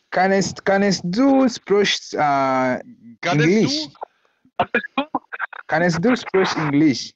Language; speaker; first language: German; non-native, learner; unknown